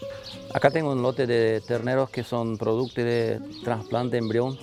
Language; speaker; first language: Spanish; non-native, local second language; German